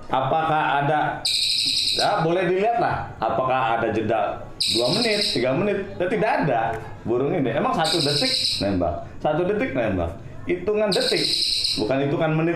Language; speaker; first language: Indonesian; non-native, local second language; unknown